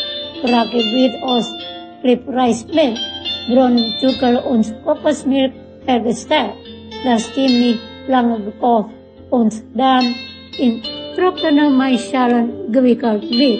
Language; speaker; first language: German; non-native, fluent; Indonesian